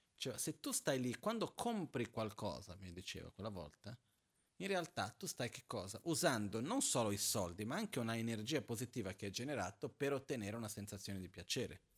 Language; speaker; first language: Italian; non-native, fluent; Portuguese